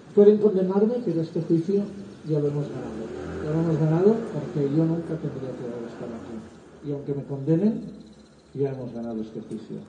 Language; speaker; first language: Spanish; non-native, local second language; Catalan